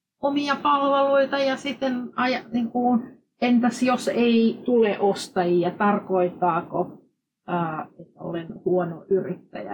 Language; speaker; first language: Finnish; non-native, fluent; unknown